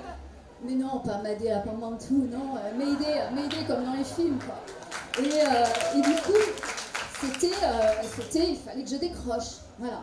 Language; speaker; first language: French; native; French